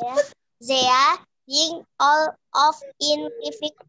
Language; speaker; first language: English; non-native, learner; Indonesian